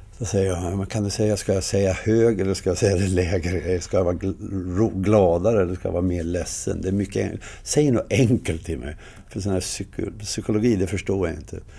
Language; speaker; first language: Swedish; native; Swedish